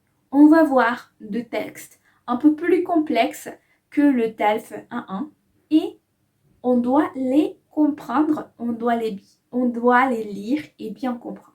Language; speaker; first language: French; non-native, fluent; Spanish